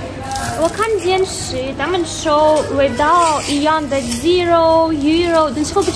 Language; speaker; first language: Chinese; non-native, learner; Ukrainian